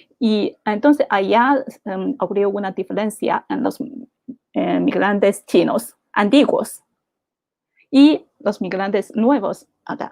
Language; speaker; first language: Spanish; non-native, fluent; Chinese